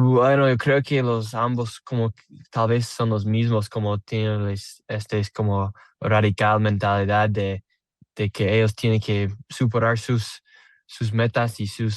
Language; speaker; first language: Spanish; non-native, learner; English